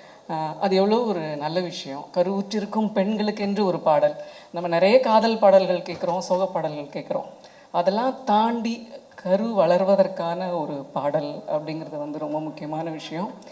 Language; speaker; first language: Tamil; native; Tamil